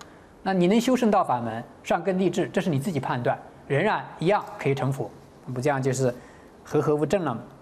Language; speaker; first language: Chinese; native; Chinese